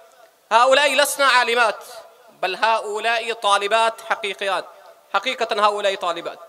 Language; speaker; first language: Arabic; non-native, fluent; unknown